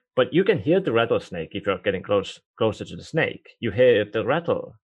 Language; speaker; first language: English; non-native, fluent; Estonian